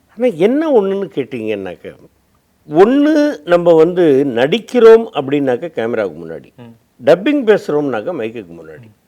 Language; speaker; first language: Tamil; native; Tamil